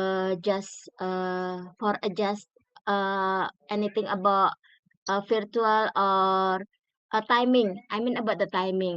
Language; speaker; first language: English; non-native, learner; Indonesian